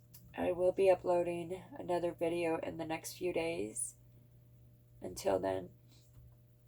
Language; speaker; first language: English; native; English